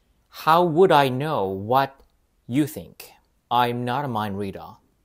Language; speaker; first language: English; non-native, fluent; Korean